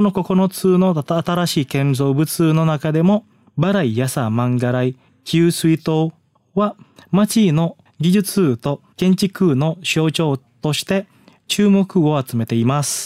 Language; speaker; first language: Japanese; non-native, fluent; Indonesian